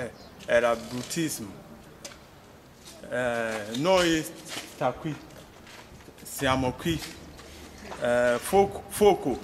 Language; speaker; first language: Italian; non-native, learner; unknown